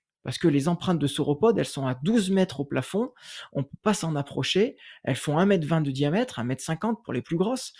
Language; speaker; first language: French; native; French